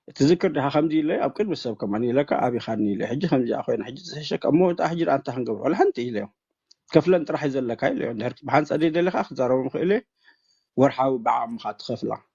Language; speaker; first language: Tigrinya; native; Tigrinya